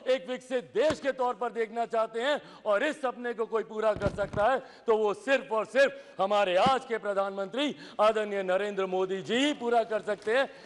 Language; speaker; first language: Hindi; native; Hindi